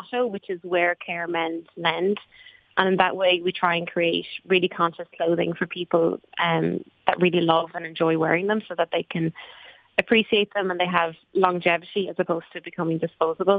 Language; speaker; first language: English; native; English